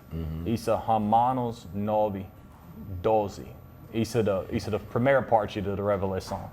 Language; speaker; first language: Portuguese; non-native, learner; English